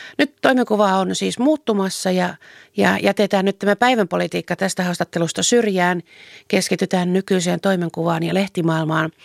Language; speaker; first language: Finnish; native; Finnish